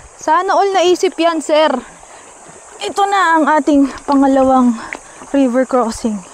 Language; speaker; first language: Filipino; native; Filipino